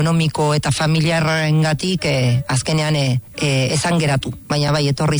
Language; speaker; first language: Basque; non-native, fluent; Spanish